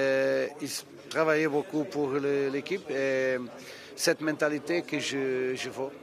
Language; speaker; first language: French; non-native, fluent; Portuguese